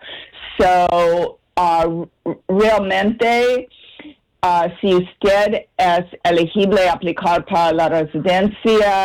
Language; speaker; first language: Spanish; non-native, learner; English